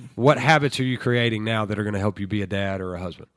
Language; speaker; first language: English; native; English